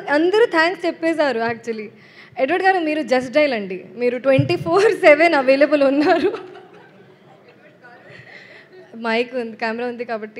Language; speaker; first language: Telugu; non-native, fluent; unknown